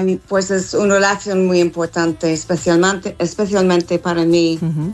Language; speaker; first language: Spanish; non-native, learner; English